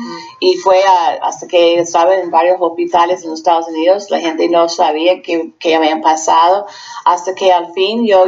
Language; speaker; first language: Spanish; non-native, fluent; English